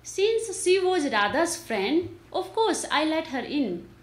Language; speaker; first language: English; non-native, local second language; Nepali